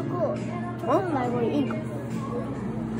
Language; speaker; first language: Korean; early bilingual, heritage; Korean